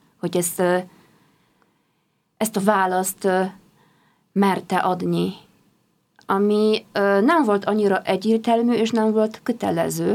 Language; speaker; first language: Hungarian; non-native, fluent; Polish